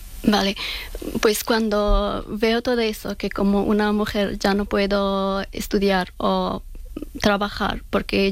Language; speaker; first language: Spanish; non-native, learner; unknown